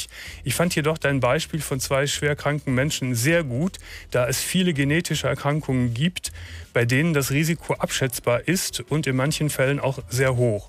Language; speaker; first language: German; native; German